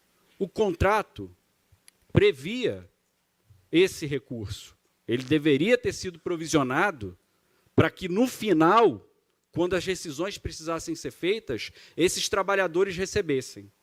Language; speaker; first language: Portuguese; native; Portuguese